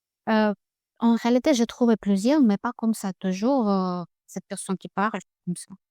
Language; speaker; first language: French; non-native, learner; Russian